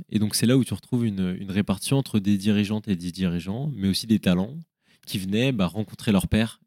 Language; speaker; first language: French; native; French